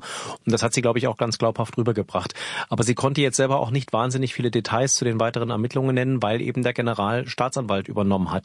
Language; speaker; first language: German; native; German